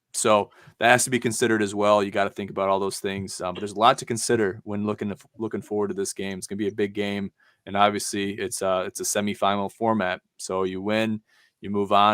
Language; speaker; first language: English; native; English